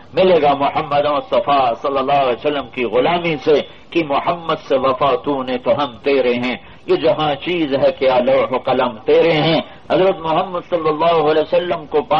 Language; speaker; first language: Urdu; non-native, local second language; Punjabi